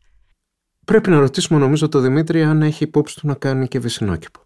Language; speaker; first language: Greek; native; Greek